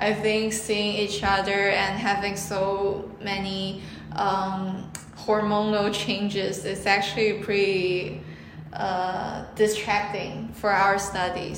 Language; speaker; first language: English; non-native, fluent; Chinese